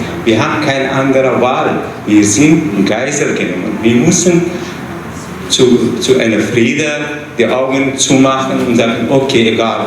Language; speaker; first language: German; non-native, fluent; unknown